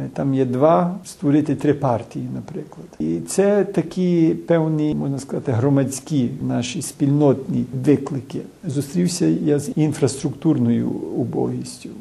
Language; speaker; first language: Ukrainian; early bilingual, heritage; Ukrainian